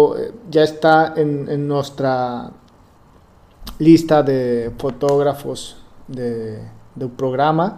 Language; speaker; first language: Portuguese; non-native, learner; Spanish